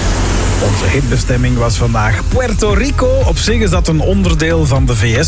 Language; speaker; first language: Dutch; native; Dutch